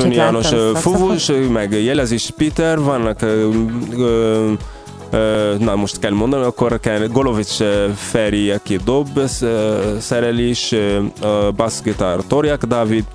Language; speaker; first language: Hungarian; non-native, fluent; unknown